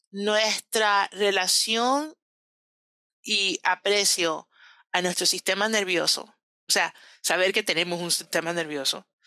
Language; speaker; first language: Spanish; early bilingual, heritage; Spanish